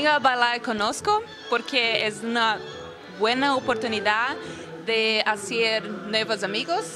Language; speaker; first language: Spanish; non-native, learner; Portuguese